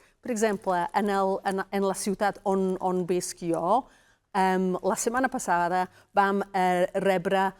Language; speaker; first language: Catalan; non-native, fluent; Welsh